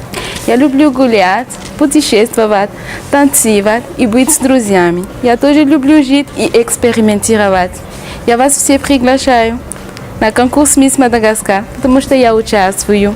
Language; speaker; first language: Russian; non-native, fluent; Malagasy